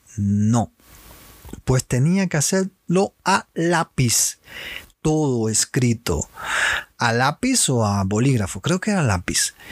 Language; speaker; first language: Spanish; native; Spanish